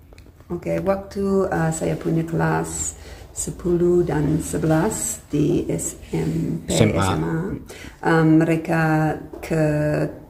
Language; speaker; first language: Indonesian; non-native, fluent; English